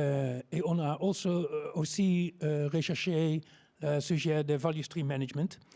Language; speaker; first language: French; non-native, learner; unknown